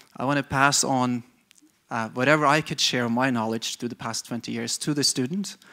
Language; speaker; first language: English; non-native, fluent; Norwegian